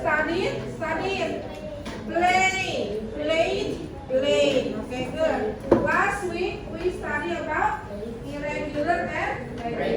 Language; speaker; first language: English; non-native, fluent; Indonesian